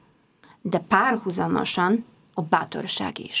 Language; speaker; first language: Hungarian; non-native, fluent; Polish